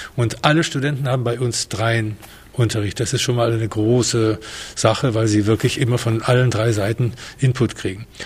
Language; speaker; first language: German; non-native, fluent; Spanish